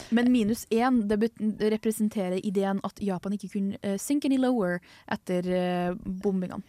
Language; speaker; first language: Norwegian; native; Norwegian